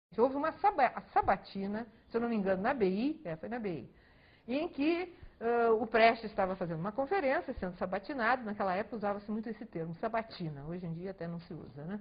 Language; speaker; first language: Portuguese; early bilingual, other home language; Spanish